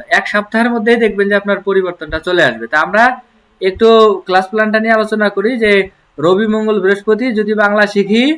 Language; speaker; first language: Bangla; native; Bangla